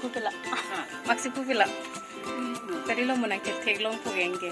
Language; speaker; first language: Hindi; non-native, local second language; Karbi